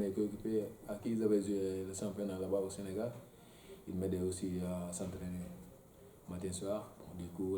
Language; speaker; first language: French; non-native, local second language; Bambara